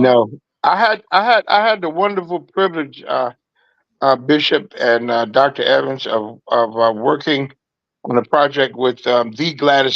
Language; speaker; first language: English; native; English